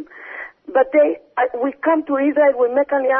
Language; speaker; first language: English; early bilingual, other home language; Arabic